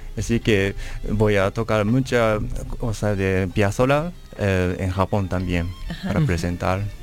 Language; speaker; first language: Spanish; non-native, learner; Japanese